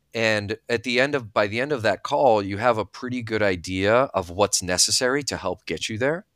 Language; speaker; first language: English; early bilingual, other home language; Bulgarian